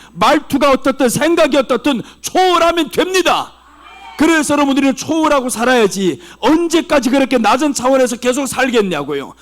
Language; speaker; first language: Korean; early bilingual, heritage; Korean